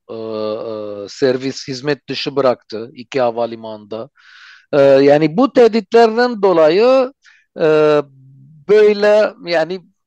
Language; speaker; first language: Turkish; non-native, fluent; Armenian